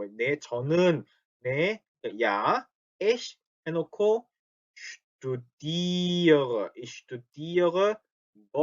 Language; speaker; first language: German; non-native, fluent; Korean